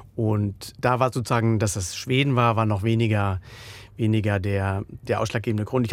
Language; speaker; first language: German; native; German